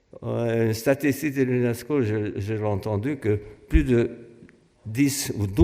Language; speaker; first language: French; non-native, fluent; Hungarian